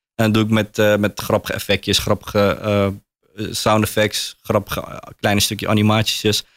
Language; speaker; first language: Dutch; early bilingual, other home language; Turkish